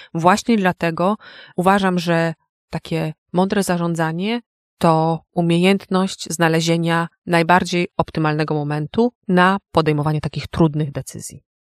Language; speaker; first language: Polish; native; Polish